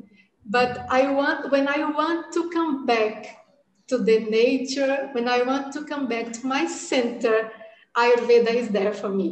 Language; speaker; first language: English; non-native, fluent; Portuguese